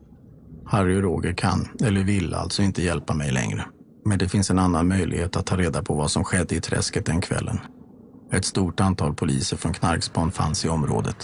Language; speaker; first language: Swedish; native; Swedish